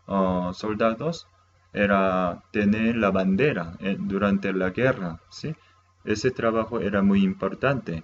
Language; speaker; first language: Spanish; non-native, fluent; Korean